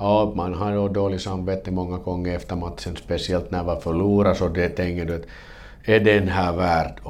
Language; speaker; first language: Swedish; non-native, learner; Finnish